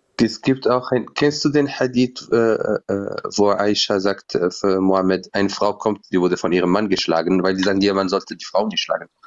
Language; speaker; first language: German; non-native, fluent; Berber languages